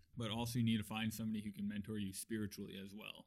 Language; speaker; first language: English; native; English